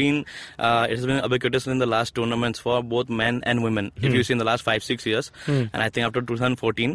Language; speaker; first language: English; non-native, local second language; Odia